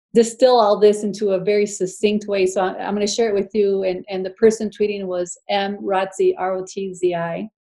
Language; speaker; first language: English; early bilingual, other home language; Spanish